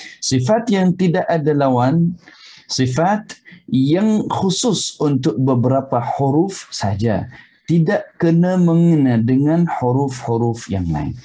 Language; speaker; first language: Malay; non-native, fluent; Arabic